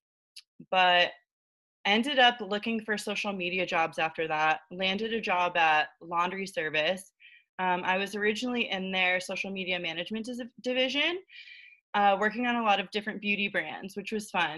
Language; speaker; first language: English; native; English